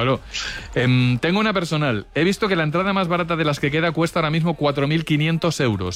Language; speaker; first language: Spanish; native; Spanish